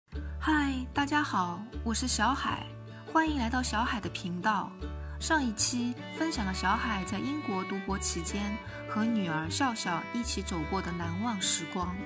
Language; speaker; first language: Chinese; native; Chinese